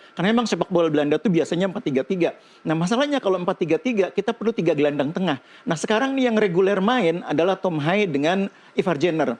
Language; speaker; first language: Indonesian; native; Indonesian